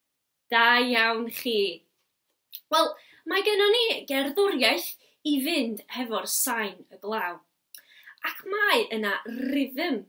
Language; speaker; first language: Welsh; native; Welsh